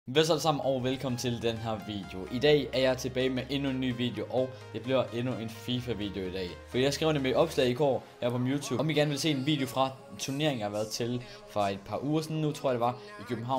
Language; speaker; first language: Danish; native; Danish